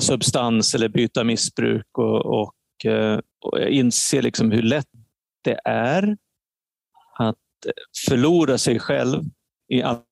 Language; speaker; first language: Swedish; native; Swedish